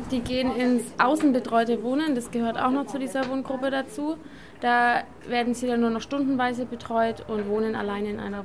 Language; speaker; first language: German; native; German